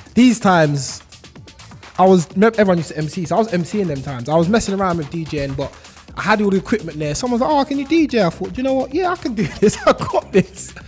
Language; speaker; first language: English; native; English